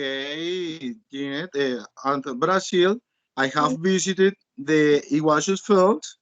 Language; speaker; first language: English; non-native, learner; Spanish